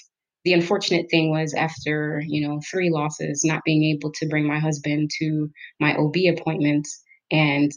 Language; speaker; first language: English; native; English